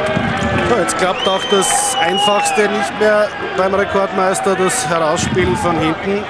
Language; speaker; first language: German; native; German